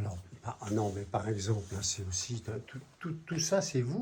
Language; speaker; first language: French; native; French